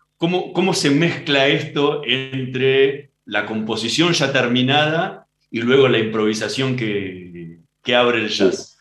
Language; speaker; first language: Spanish; native; Spanish